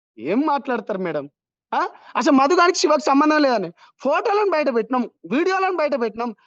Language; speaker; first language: Telugu; non-native, local second language; Lambadi